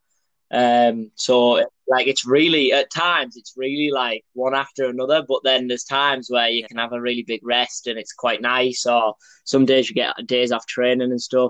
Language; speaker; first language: English; native; English